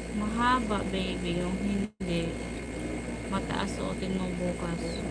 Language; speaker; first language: Filipino; non-native, local second language; Cebuano